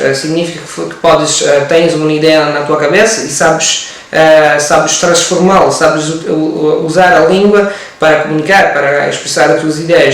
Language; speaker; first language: Portuguese; non-native, learner; Italian